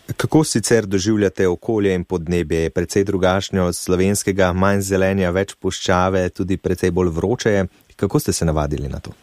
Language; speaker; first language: Slovenian; native; Slovenian